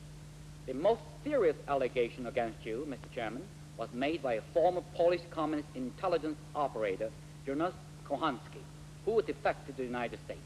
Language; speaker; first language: English; non-native, local second language; Korean